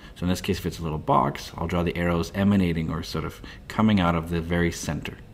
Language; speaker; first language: English; native; English